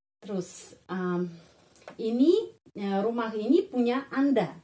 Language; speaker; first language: Indonesian; non-native, fluent; Russian